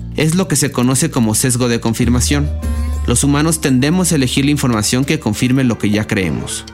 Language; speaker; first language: Spanish; native; Spanish